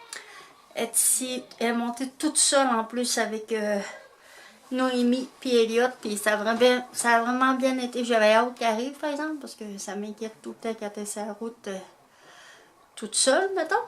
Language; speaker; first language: French; native; French